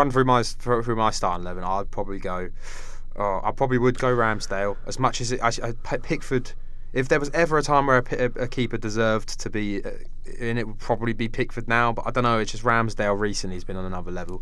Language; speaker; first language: English; native; English